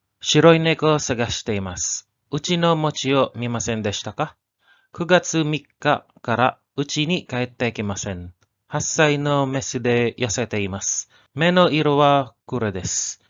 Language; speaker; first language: Japanese; non-native, learner; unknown